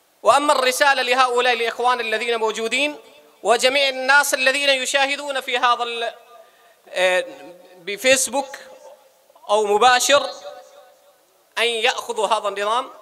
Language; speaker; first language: Arabic; non-native, fluent; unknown